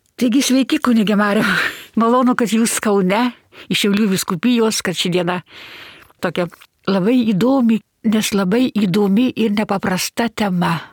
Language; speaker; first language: Lithuanian; native; Lithuanian